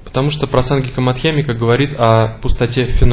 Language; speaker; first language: Russian; native; Russian